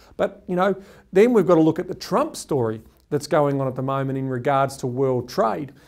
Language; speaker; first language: English; native; English